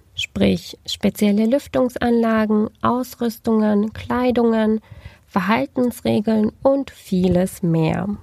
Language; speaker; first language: German; early bilingual, other home language; Turkish